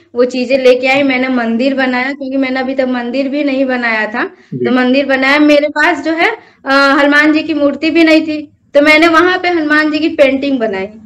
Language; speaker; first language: Hindi; native; Hindi